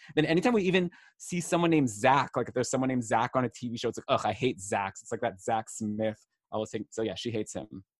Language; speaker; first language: English; native; English